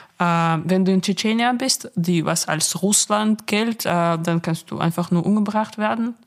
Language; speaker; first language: German; non-native, fluent; Russian